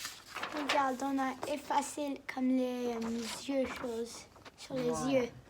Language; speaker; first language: French; non-native, learner; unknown